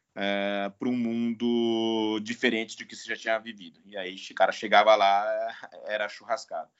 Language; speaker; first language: Portuguese; native; Portuguese